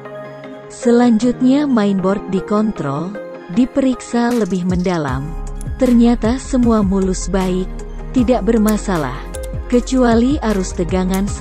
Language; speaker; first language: Indonesian; native; Indonesian